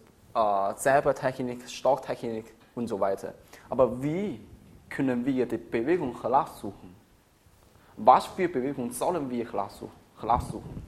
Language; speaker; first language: German; non-native, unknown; Chinese